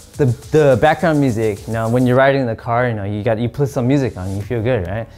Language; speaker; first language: English; early bilingual, other home language; Korean